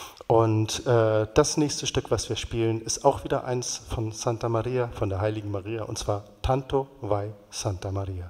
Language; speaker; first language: German; native; German